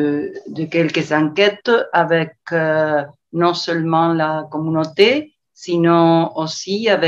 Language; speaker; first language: French; non-native, learner; Spanish